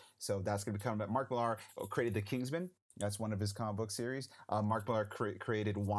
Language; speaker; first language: English; native; English